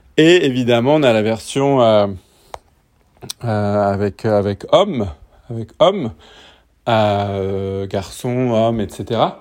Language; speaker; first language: French; native; French